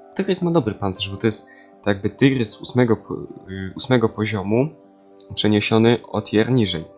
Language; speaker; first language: Polish; native; Polish